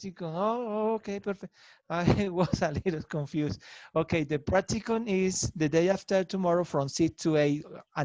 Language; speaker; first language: English; non-native, learner; Spanish